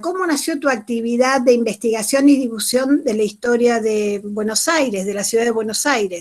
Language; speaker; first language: Spanish; native; Spanish